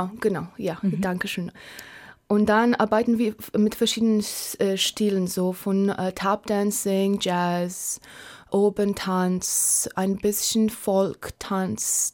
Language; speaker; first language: German; non-native, learner; Polish